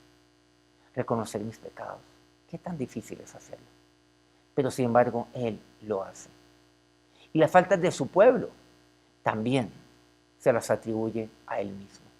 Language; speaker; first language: Spanish; native; Spanish